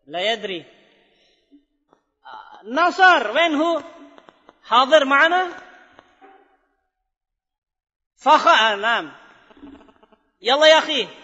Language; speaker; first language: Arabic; non-native, fluent; Indonesian